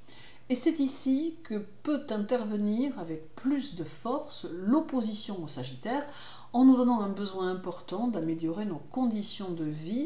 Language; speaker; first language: French; native; French